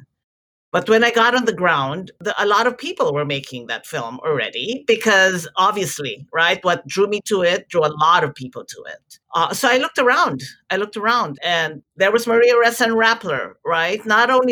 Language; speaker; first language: English; non-native, local second language; Filipino